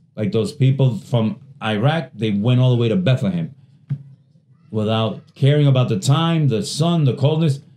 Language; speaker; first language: English; non-native, fluent; Spanish